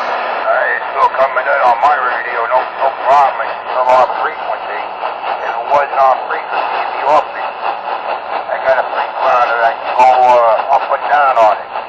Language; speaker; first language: English; native; English